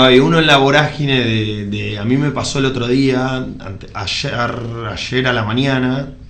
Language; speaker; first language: Spanish; native; Spanish